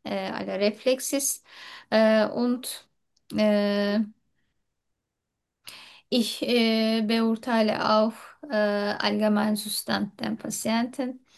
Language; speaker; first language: German; non-native, learner; Turkish